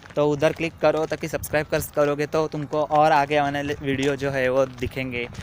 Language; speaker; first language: Hindi; non-native, local second language; Marathi